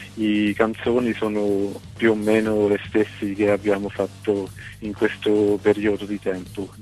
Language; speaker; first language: Italian; non-native, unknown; Swiss German